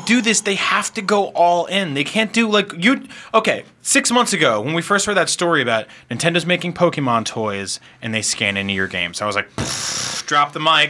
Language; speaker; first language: English; early bilingual, other home language; Italian